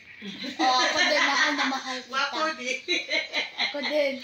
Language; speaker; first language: Filipino; non-native, learner; Spanish